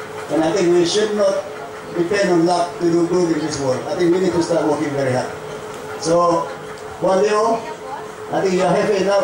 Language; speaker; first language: English; non-native, local second language; Central Dusun